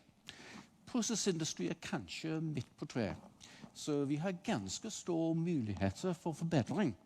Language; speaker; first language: Norwegian; non-native, fluent; English